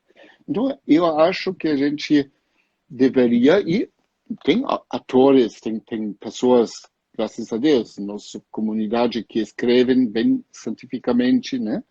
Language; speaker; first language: Portuguese; non-native, fluent; German